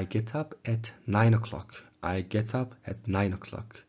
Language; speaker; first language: English; non-native, fluent; Mongolian